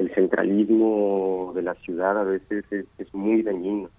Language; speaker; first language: Spanish; native; Spanish